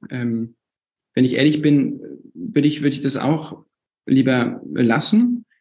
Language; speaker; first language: German; native; German